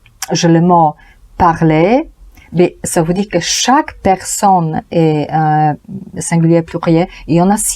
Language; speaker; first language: French; non-native, learner; Polish